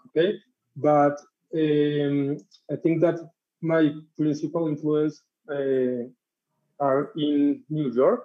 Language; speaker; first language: English; non-native, learner; Spanish